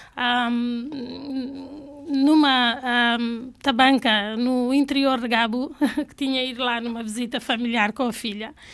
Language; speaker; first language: Portuguese; non-native, local second language; Fula